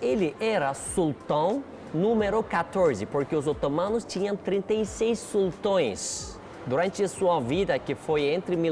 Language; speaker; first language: Portuguese; non-native, learner; Turkish